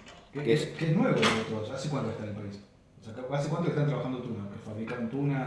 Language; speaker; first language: Spanish; native; Spanish